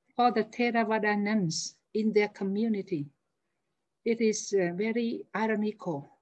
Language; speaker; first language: English; non-native, fluent; Vietnamese